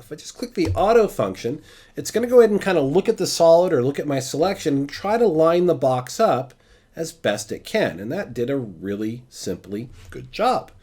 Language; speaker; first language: English; native; English